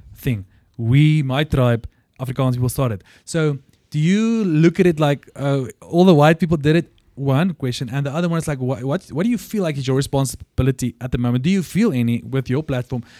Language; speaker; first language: English; non-native, local second language; Afrikaans